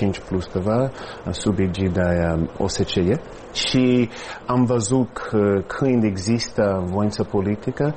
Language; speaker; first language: Romanian; non-native, fluent; English